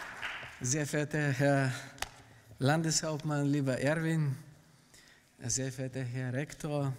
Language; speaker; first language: German; non-native, fluent; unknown